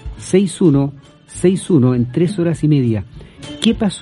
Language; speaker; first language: Spanish; native; Spanish